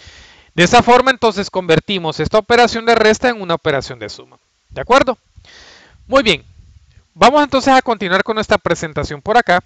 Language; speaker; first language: Spanish; native; Spanish